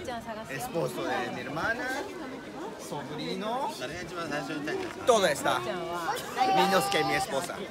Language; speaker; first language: Spanish; non-native, learner; Japanese